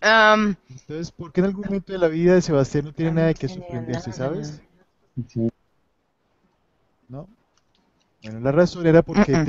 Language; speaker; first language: Spanish; native; Spanish